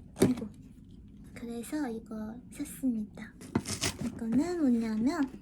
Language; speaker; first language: Korean; non-native, fluent; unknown